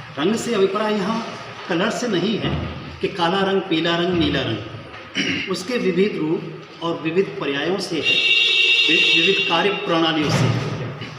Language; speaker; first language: Hindi; native; Hindi